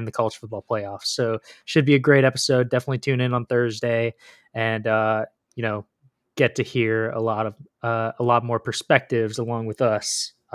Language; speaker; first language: English; native; English